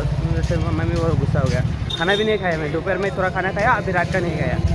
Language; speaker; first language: Hindi; non-native, local second language; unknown